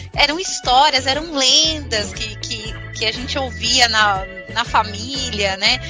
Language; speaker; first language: Portuguese; native; Portuguese